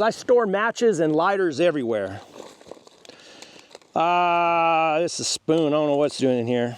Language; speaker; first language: English; native; English